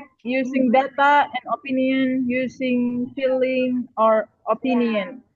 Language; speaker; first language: English; non-native, learner; Indonesian